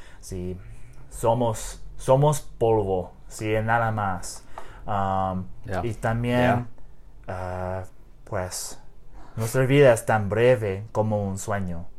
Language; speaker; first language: Spanish; non-native, learner; English